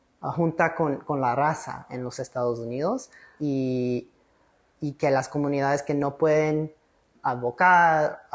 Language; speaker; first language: Spanish; early bilingual, heritage; English